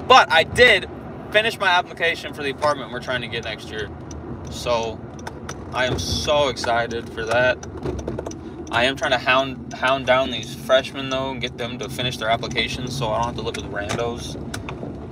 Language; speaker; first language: English; native; English